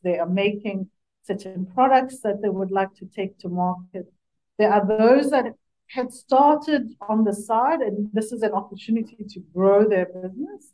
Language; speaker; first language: English; non-native, local second language; Northern Sotho